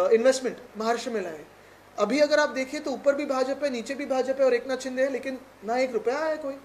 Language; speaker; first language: Hindi; non-native, local second language; Marathi